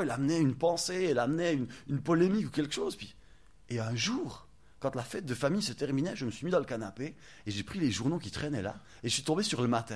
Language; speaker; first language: French; native; French